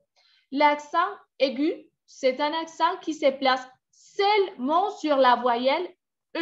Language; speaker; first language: French; non-native, fluent; Spanish